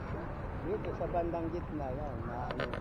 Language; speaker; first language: Filipino; native; Filipino